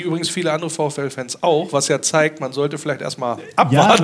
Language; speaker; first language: German; native; German